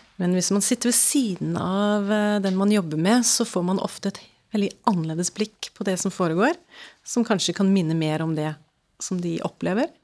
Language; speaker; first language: Norwegian; early bilingual, other home language; English